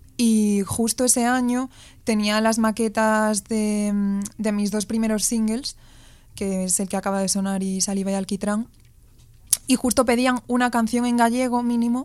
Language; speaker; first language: Spanish; native; Spanish